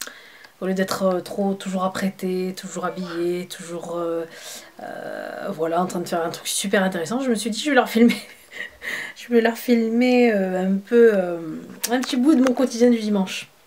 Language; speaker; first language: French; native; French